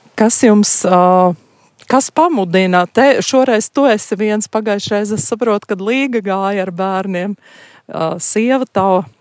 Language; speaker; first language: Latvian; native; Latvian